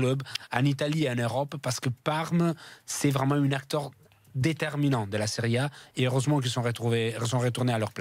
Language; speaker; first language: French; non-native, fluent; Italian